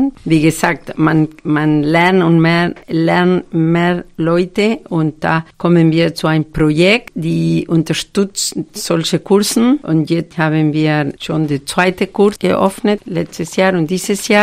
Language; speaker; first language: German; non-native, fluent; Spanish